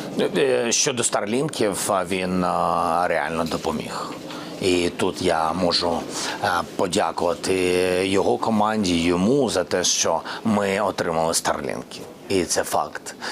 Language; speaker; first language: Ukrainian; non-native, local second language; Russian